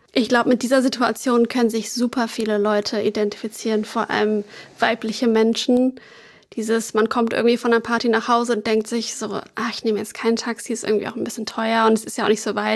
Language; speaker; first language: German; native; German